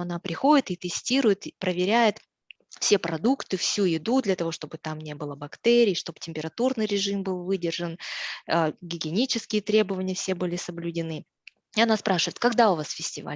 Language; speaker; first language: Russian; native; Russian